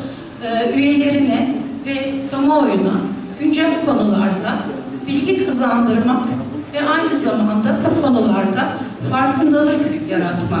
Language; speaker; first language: Turkish; native; Turkish